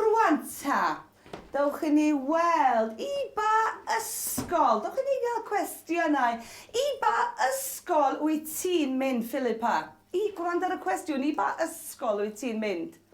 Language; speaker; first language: Welsh; native; Welsh